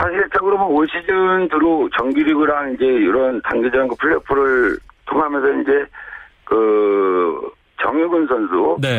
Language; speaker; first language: Korean; native; Korean